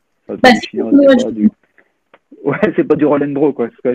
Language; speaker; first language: French; native; French